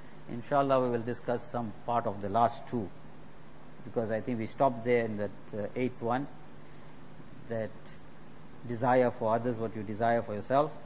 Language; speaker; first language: English; native; English